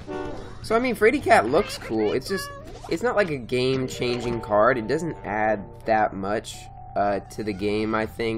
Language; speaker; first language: English; native; English